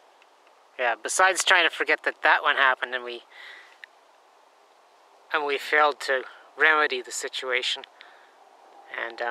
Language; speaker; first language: English; native; English